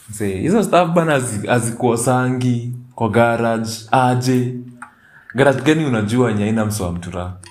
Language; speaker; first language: Swahili; native; Swahili